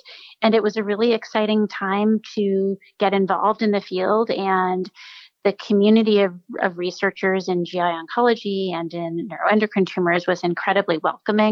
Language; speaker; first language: English; native; English